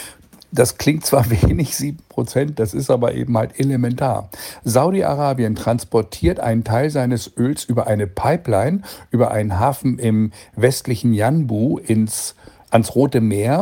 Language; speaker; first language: German; native; German